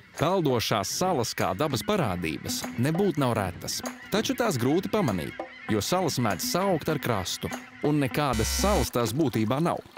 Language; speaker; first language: Latvian; native; Latvian